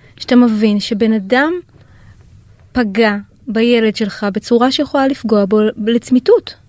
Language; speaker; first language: Hebrew; native; Hebrew